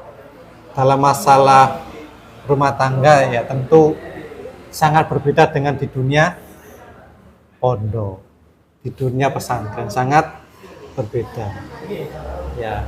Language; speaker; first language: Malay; non-native, local second language; Javanese